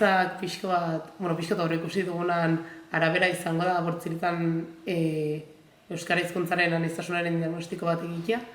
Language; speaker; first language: Basque; native; Basque